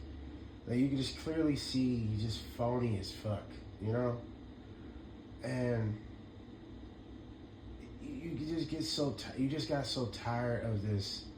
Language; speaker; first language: English; native; English